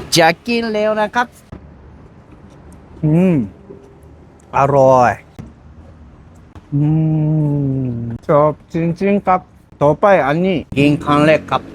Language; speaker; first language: Thai; non-native, learner; Japanese